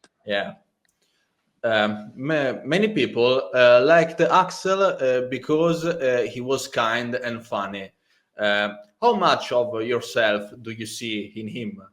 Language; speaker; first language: English; non-native, learner; Italian